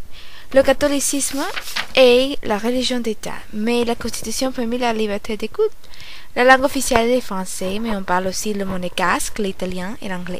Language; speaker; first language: French; non-native, learner; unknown